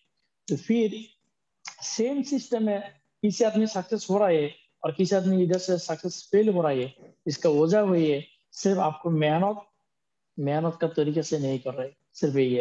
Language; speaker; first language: Hindi; non-native, learner; Bangla